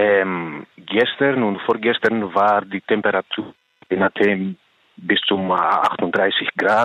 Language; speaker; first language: German; non-native, learner; Greek